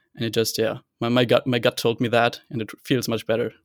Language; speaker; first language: English; non-native, fluent; German